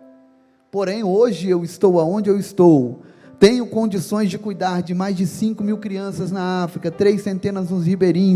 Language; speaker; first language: Portuguese; native; Portuguese